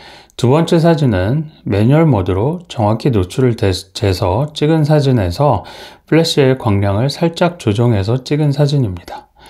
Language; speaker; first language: Korean; native; Korean